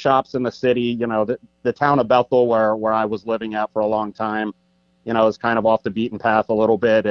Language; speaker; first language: English; native; English